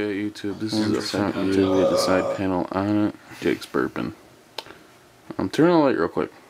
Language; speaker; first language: English; native; English